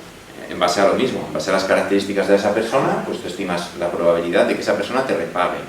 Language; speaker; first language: Spanish; native; Spanish